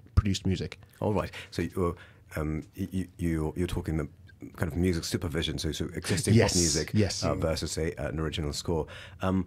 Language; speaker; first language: English; early bilingual, other home language; Russian